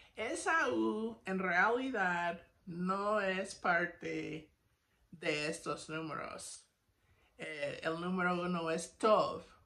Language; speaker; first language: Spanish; non-native, fluent; English